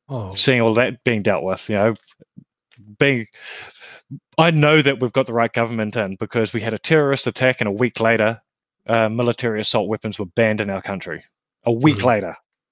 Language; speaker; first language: English; native; English